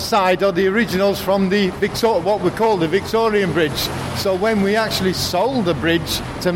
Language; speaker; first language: English; native; English